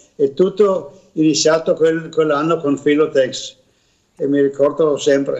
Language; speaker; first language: Italian; non-native, learner; Danish